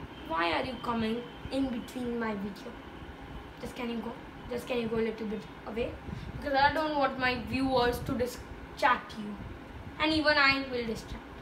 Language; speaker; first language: English; non-native, local second language; Gujarati